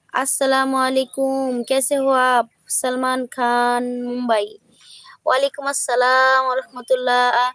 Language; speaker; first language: Hindi; non-native, learner; Bangla